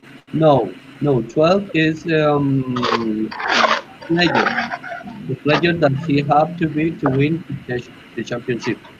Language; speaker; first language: English; non-native, learner; Spanish